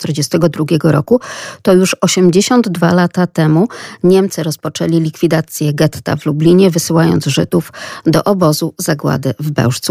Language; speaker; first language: Polish; native; Polish